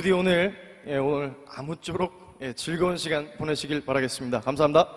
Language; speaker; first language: Korean; native; Korean